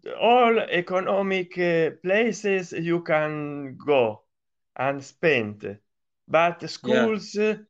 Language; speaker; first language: English; non-native, learner; Italian